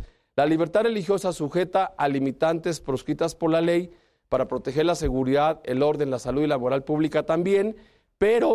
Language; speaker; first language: Spanish; native; Spanish